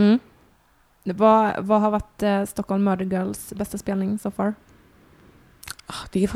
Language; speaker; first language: Swedish; native; Swedish